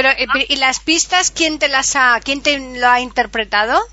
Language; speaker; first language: Spanish; native; Spanish